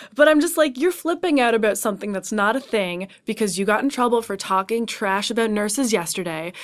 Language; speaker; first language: English; native; English